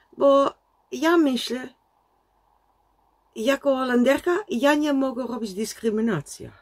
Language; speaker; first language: Polish; non-native, learner; Dutch